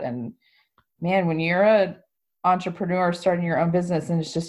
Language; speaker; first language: English; native; English